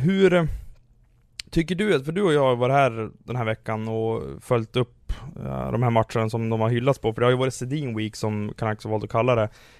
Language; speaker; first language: Swedish; native; Swedish